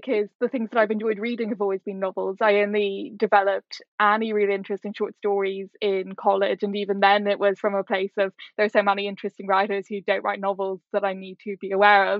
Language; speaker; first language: English; native; English